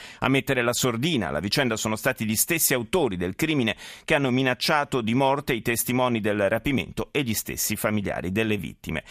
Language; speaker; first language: Italian; native; Italian